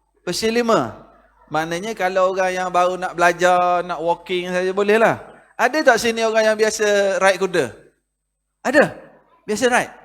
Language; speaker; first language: Malay; native; Malay